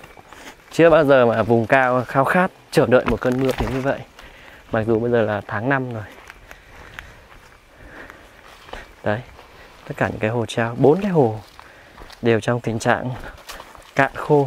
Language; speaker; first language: Vietnamese; native; Vietnamese